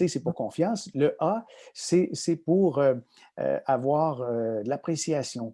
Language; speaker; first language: French; native; French